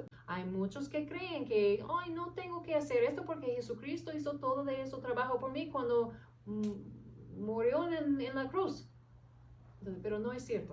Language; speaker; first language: Spanish; non-native, fluent; English